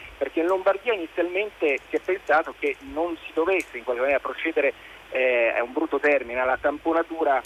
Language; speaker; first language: Italian; native; Italian